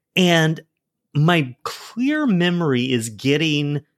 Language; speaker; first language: English; native; English